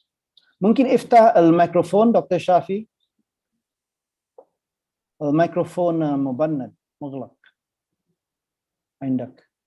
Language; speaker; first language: Arabic; non-native, fluent; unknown